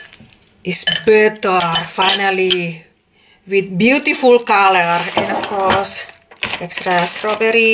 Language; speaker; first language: English; non-native, learner; Indonesian